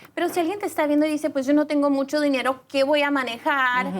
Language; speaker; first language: Spanish; early bilingual, other home language; English